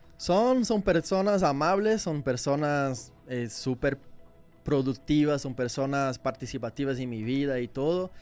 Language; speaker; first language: Spanish; non-native, learner; Portuguese